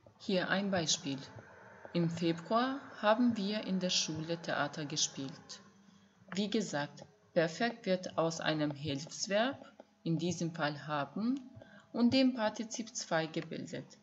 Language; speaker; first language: German; non-native, fluent; Albanian